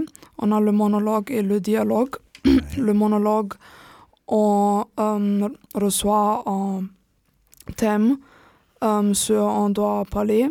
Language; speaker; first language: French; non-native, learner; German